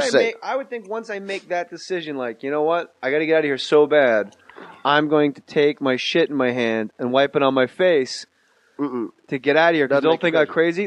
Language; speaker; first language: English; native; English